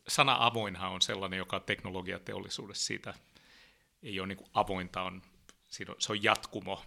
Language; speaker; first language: Finnish; early bilingual, heritage; Finnish